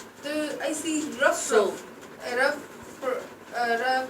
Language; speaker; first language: English; non-native, local second language; Hindi